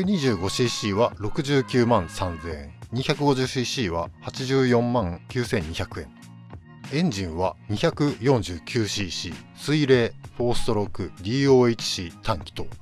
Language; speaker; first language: Japanese; native; Japanese